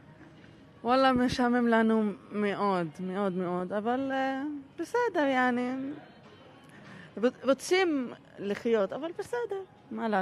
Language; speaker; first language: Hebrew; non-native, local second language; Arabic